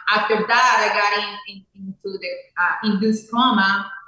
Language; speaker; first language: English; non-native, fluent; Spanish